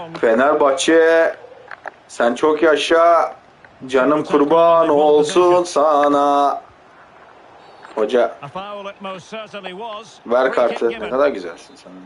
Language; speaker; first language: Turkish; native; Turkish